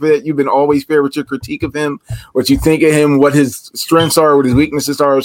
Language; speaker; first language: English; native; English